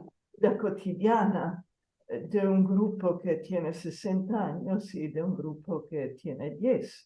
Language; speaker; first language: Spanish; non-native, fluent; Italian